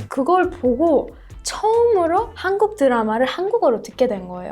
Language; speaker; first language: Korean; non-native, fluent; Persian